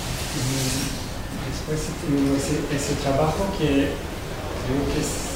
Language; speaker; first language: Spanish; non-native, fluent; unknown